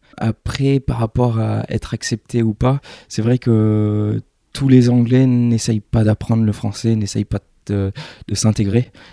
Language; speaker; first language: French; early bilingual, other home language; English